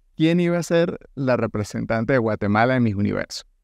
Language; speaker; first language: Spanish; native; Spanish